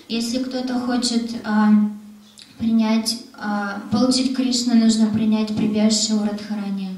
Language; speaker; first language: Russian; native; Russian